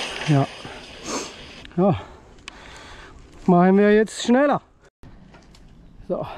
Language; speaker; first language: German; non-native, fluent; Polish